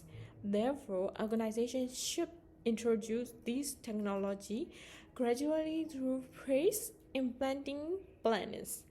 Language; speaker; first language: English; non-native, learner; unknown